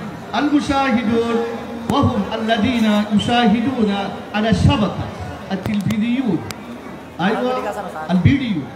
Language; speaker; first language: Arabic; non-native, fluent; Bangla